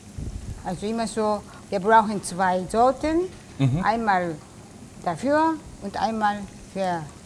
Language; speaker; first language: German; non-native, learner; Japanese